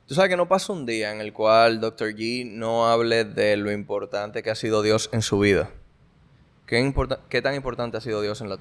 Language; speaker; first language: Spanish; native; Spanish